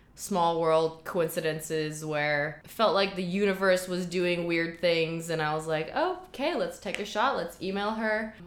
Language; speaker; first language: English; early bilingual, heritage; Chinese